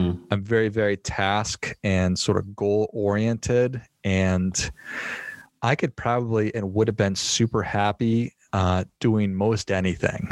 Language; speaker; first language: English; native; English